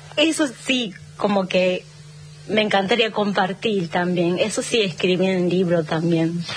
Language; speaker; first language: Spanish; non-native, learner; Japanese